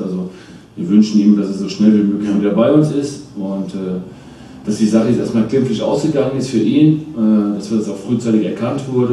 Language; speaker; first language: German; native; German